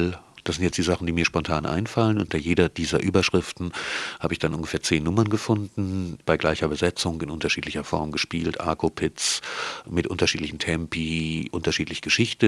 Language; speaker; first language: German; native; German